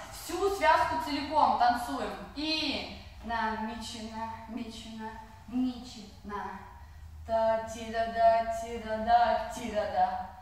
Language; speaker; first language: Russian; non-native, fluent; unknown